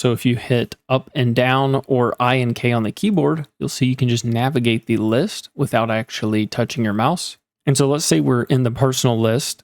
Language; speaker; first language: English; native; English